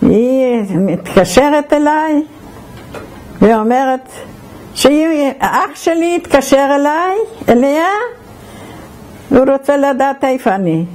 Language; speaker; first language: Hebrew; non-native, fluent; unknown